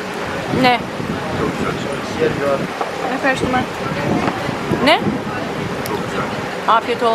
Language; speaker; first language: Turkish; non-native, learner; Albanian